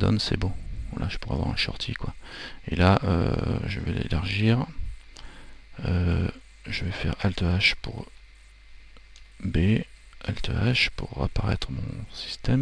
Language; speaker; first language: French; native; French